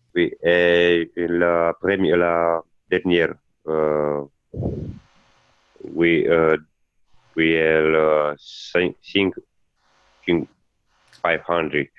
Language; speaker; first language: French; non-native, learner; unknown